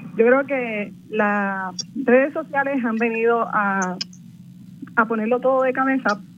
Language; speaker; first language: Spanish; native; Spanish